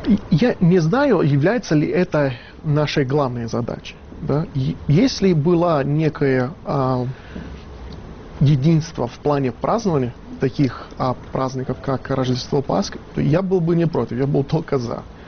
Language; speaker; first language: Russian; non-native, fluent; Italian